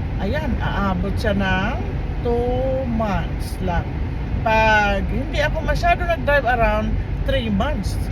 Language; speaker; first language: Filipino; non-native, local second language; Cebuano